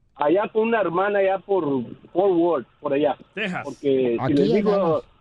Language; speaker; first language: Spanish; native; Spanish